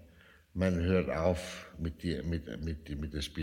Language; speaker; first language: German; non-native, fluent; Danish